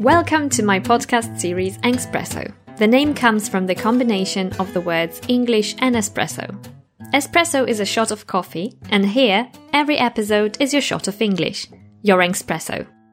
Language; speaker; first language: English; non-native, fluent; Polish